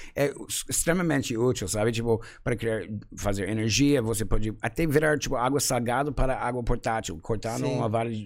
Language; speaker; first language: Portuguese; non-native, fluent; English